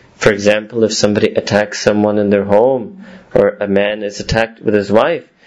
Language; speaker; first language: English; early bilingual, other home language; Urdu